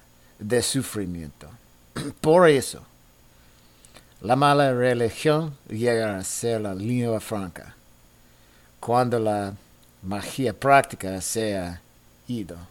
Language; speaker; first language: Spanish; non-native, learner; English